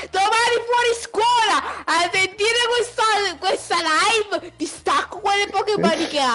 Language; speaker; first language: Italian; native; Italian